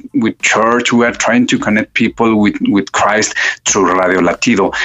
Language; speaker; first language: English; non-native, fluent; Spanish